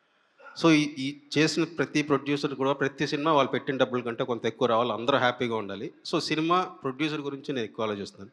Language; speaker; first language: Telugu; native; Telugu